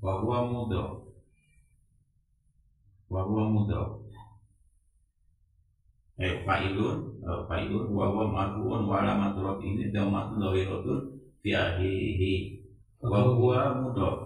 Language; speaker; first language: Arabic; non-native, learner; Indonesian